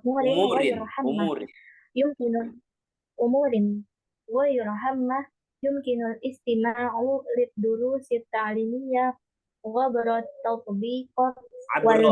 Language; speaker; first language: Arabic; non-native, learner; Indonesian